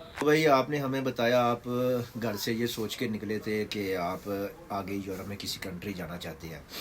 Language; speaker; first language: Urdu; non-native, local second language; Punjabi